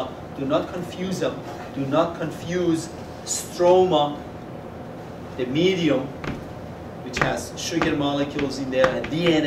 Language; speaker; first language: English; non-native, fluent; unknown